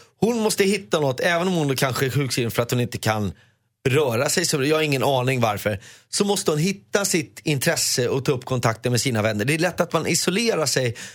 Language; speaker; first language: Swedish; native; Swedish